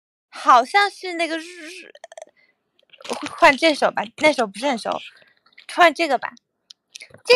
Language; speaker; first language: Chinese; native; Chinese